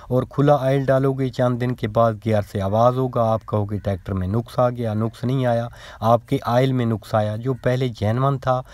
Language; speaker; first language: Urdu; non-native, local second language; Punjabi